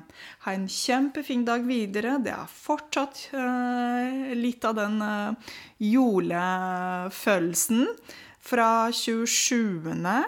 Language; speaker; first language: Norwegian; non-native, fluent; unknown